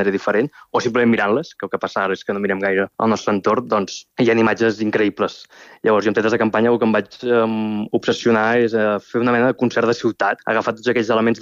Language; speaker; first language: Catalan; native; Catalan